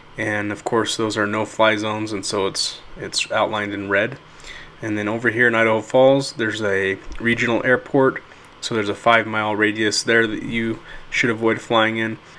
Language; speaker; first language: English; native; English